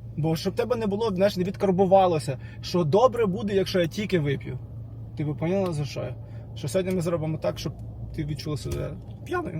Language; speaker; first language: Ukrainian; non-native, local second language; Russian